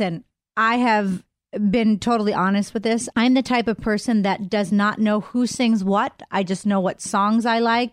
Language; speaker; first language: English; native; English